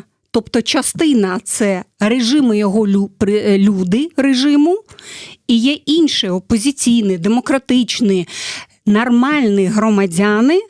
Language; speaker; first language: Ukrainian; non-native, fluent; Russian